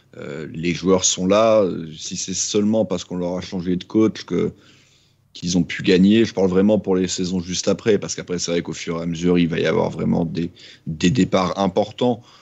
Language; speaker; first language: French; native; French